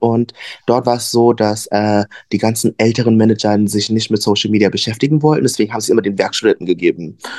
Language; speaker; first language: German; early bilingual, other home language; Vietnamese